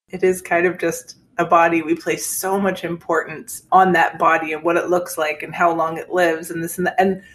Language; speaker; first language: English; native; English